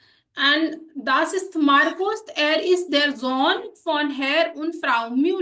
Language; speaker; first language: German; non-native, fluent; Hindi